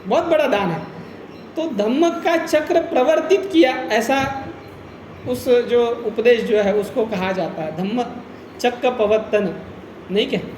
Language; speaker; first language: Hindi; non-native, local second language; Marathi